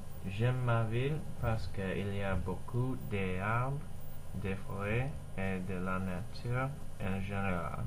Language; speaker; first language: French; non-native, learner; English